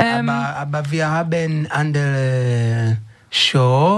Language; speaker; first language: German; non-native, learner; Swahili